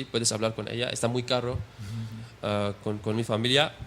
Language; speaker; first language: Spanish; non-native, learner; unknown